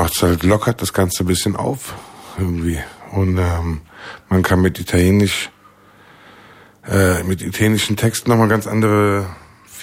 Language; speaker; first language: German; native; German